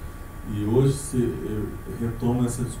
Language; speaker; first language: French; non-native, fluent; Portuguese